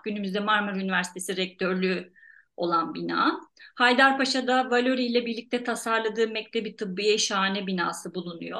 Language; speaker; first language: Turkish; native; Turkish